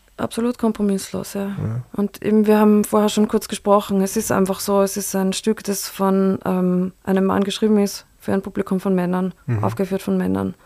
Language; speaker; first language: German; native; German